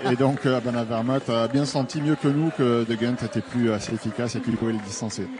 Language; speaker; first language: French; native; French